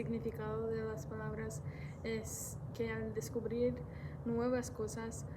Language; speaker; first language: Spanish; non-native, fluent; English